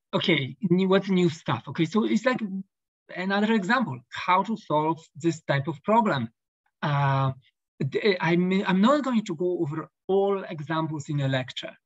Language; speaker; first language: English; non-native, fluent; Polish